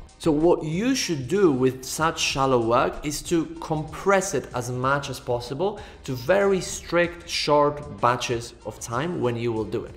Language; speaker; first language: English; non-native, fluent; Polish